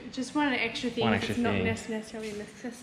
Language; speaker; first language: English; native; English